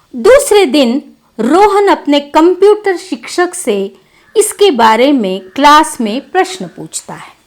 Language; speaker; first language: Hindi; non-native, local second language; Kannada